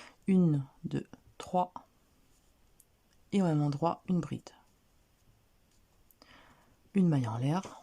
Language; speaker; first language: French; native; French